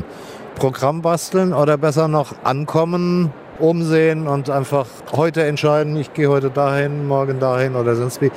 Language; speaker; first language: German; native; German